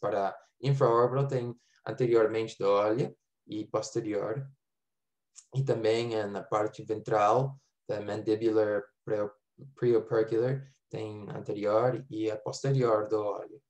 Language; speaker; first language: Portuguese; non-native, fluent; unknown